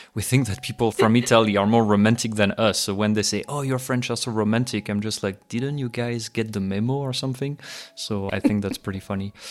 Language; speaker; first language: English; non-native, fluent; French